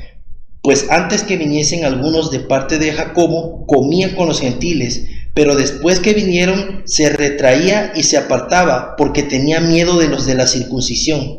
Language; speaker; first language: Spanish; native; Spanish